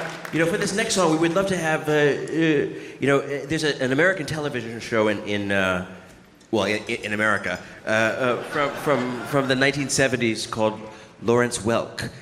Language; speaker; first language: English; native; English